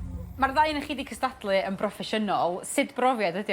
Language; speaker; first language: Welsh; native; Welsh